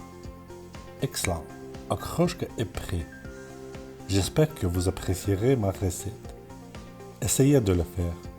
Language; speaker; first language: French; non-native, learner; Russian